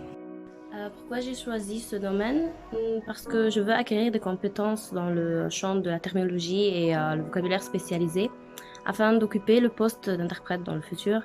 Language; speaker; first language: French; non-native, fluent; Arabic